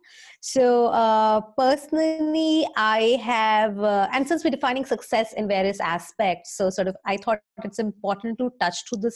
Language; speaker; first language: English; non-native, local second language; Hindi